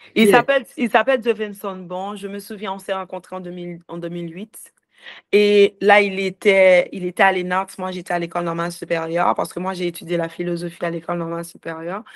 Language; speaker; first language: French; native; French